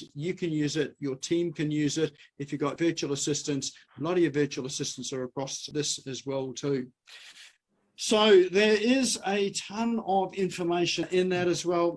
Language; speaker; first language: English; native; English